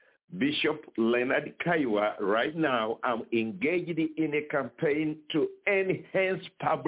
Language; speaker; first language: English; non-native, local second language; Ganda